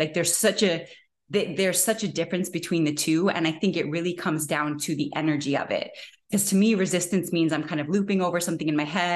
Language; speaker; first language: English; native; English